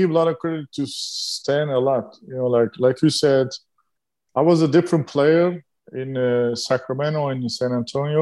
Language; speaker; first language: English; non-native, fluent; Turkish